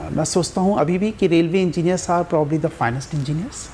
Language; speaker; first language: Hindi; native; Hindi